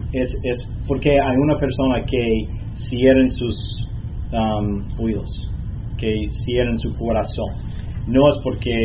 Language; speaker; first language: Spanish; non-native, learner; English